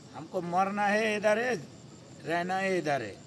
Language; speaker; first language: Hindi; non-native, local second language; Bangla